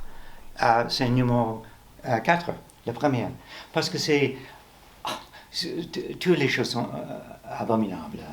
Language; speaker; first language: French; non-native, learner; English